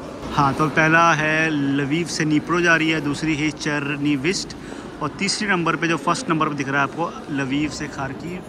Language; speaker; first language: Hindi; native; Hindi